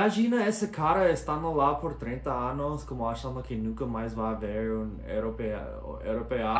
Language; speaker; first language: Portuguese; non-native, fluent; English